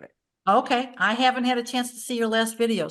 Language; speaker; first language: English; native; English